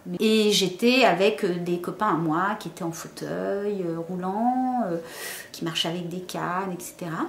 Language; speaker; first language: French; early bilingual, other home language; Kabyle